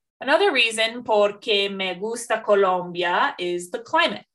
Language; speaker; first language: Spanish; non-native, fluent; English